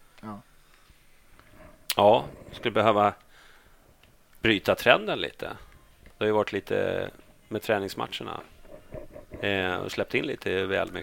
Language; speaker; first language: Swedish; native; Swedish